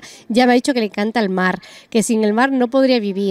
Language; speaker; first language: Spanish; native; Spanish